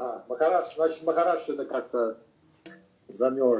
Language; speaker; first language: Russian; native; Russian